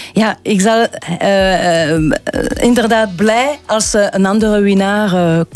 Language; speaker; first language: Dutch; non-native, local second language; French